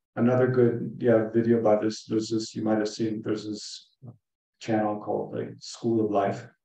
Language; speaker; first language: English; native; English